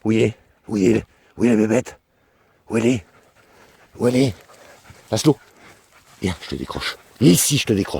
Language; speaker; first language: French; native; French